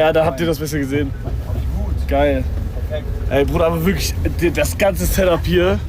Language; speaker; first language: German; native; German